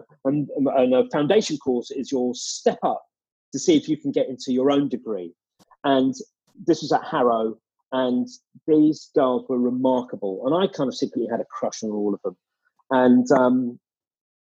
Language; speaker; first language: English; native; English